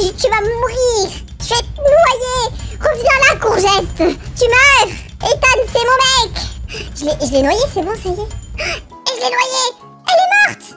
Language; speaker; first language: French; early bilingual, other home language; Polish